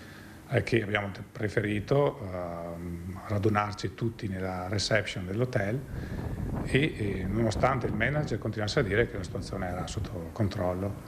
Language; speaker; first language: Italian; native; Italian